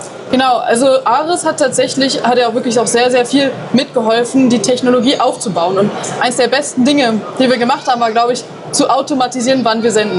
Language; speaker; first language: German; native; German